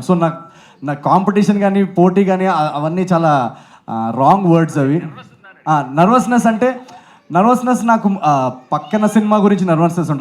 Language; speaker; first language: Telugu; native; Telugu